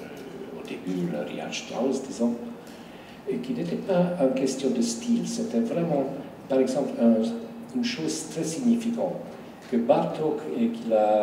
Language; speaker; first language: French; non-native, fluent; Hungarian